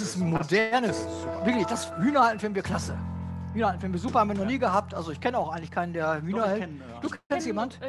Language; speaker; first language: German; native; German